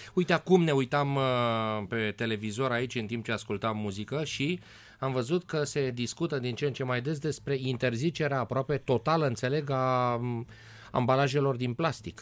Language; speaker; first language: Romanian; native; Romanian